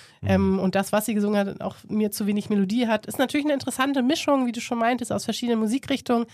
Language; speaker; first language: German; native; German